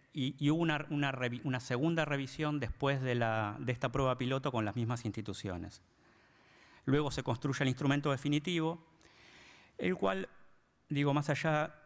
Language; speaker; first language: Spanish; native; Spanish